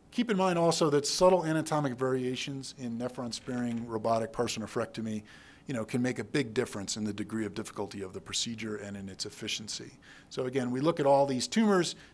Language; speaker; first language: English; native; English